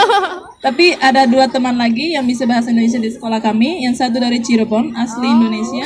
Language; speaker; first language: Indonesian; non-native, learner; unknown